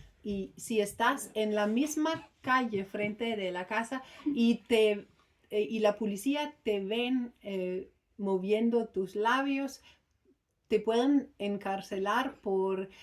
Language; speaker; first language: Spanish; non-native, fluent; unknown